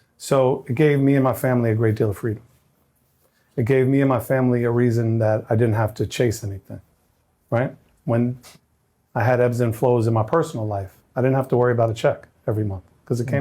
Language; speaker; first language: English; native; English